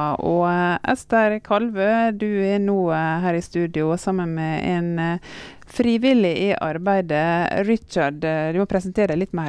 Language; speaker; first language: Norwegian; native; Norwegian